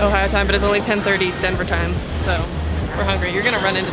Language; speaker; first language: English; native; English